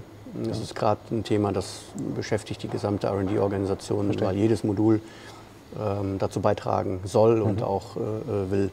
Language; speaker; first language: German; native; German